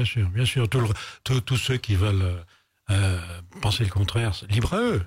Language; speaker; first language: French; native; French